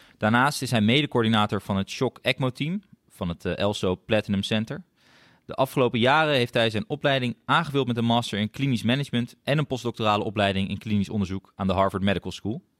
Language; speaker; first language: Dutch; native; Dutch